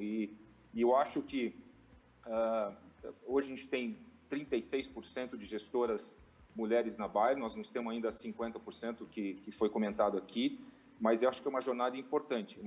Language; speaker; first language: Portuguese; native; Portuguese